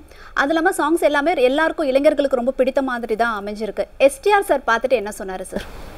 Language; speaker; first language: Tamil; native; Tamil